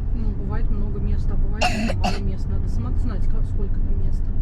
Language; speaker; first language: Russian; native; Russian